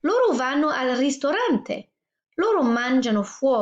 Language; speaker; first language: Italian; non-native, fluent; English